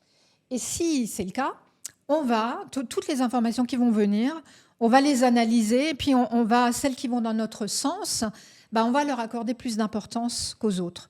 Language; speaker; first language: French; native; French